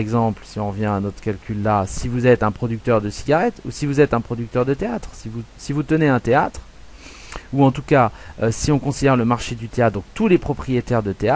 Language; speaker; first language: French; native; French